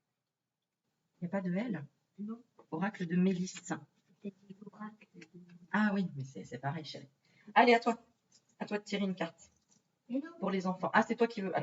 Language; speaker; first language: French; native; French